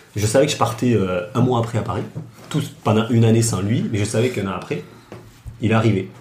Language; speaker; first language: French; native; French